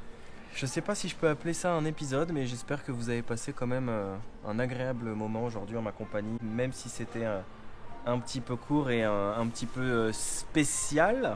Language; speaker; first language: French; native; French